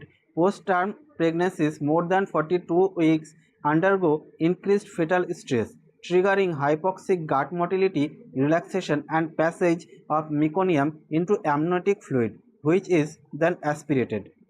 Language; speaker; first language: English; non-native, local second language; Bangla